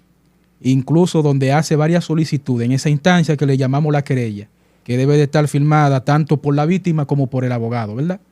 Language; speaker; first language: Spanish; native; Spanish